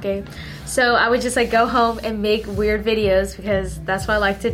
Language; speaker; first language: English; early bilingual, other home language; Min Nan Chinese